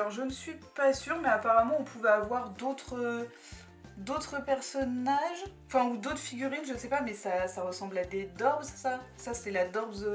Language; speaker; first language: French; native; French